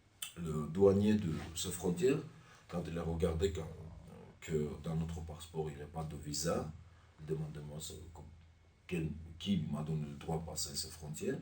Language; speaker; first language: French; non-native, learner; Armenian